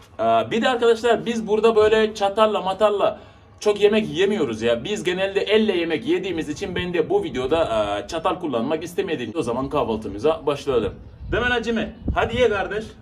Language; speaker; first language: Turkish; non-native, fluent; Arabic